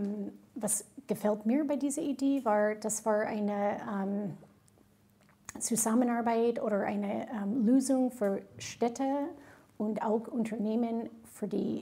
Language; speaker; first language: German; non-native, fluent; English